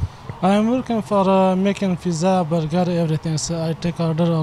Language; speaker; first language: English; non-native, learner; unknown